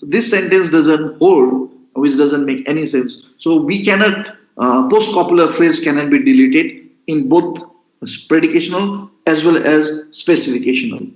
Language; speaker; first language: English; non-native, local second language; Nepali